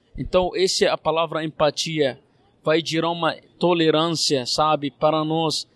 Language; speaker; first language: Portuguese; non-native, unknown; Arabic